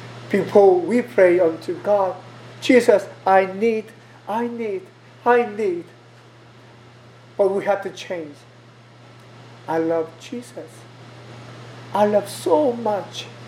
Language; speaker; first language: English; non-native, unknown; Korean